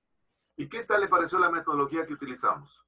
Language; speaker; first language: Spanish; native; Spanish